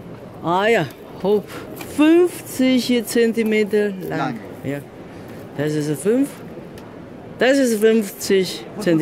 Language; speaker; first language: German; non-native, learner; Chinese